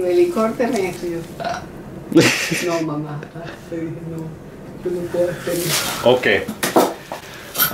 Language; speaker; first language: Spanish; native; Spanish